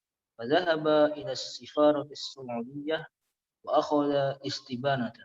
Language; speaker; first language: Arabic; non-native, learner; Indonesian